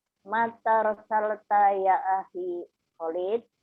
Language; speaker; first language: Arabic; non-native, learner; Indonesian